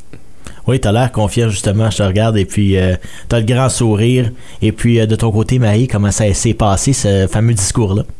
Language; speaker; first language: French; native; French